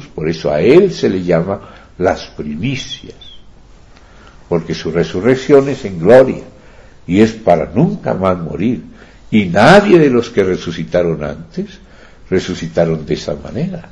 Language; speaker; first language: Spanish; native; Spanish